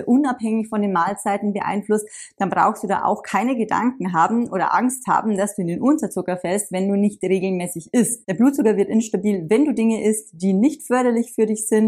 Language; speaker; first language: German; native; German